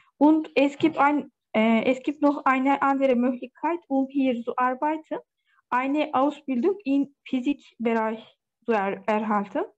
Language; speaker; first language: German; non-native, learner; Turkish